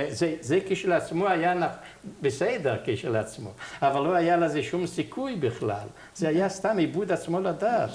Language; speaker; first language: Hebrew; non-native, fluent; Yiddish